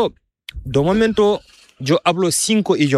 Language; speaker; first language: Spanish; non-native, learner; Fula